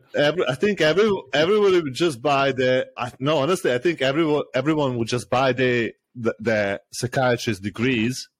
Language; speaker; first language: English; non-native, fluent; Serbian